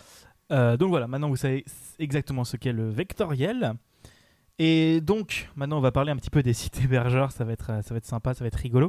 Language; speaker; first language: French; native; French